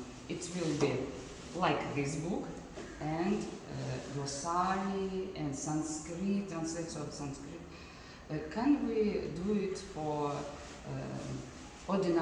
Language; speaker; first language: English; non-native, learner; Russian